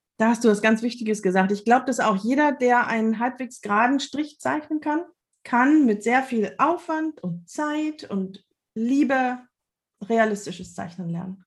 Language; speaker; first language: German; native; German